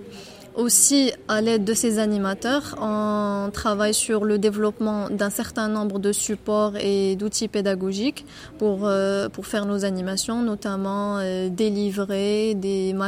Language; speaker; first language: French; non-native, local second language; Arabic